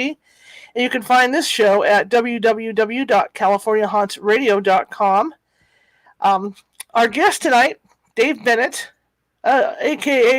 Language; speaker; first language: English; native; English